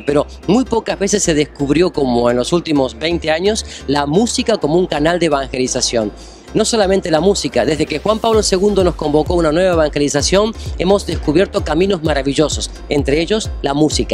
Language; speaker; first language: Spanish; native; Spanish